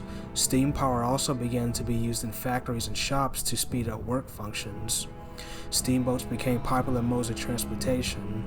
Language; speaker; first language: English; native; English